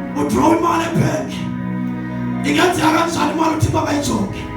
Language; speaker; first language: Zulu; non-native, local second language; Xhosa